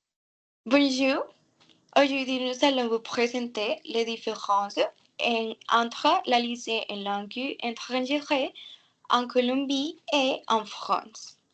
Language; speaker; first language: French; non-native, learner; Spanish